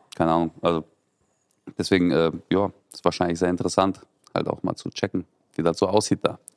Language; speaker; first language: German; native; German